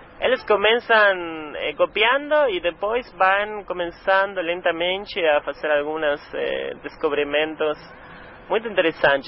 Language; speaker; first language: Portuguese; non-native, learner; Spanish